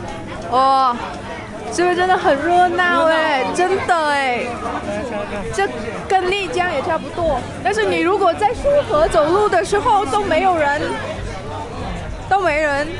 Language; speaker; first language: Chinese; non-native, learner; Vietnamese